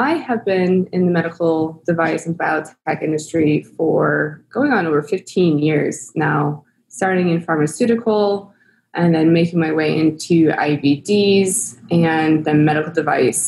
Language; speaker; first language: English; native; English